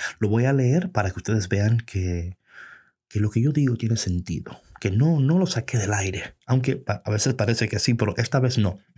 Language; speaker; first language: Spanish; early bilingual, heritage; Spanish